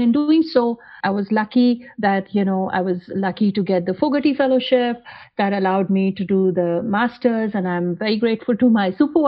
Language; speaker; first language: English; non-native, local second language; Hindi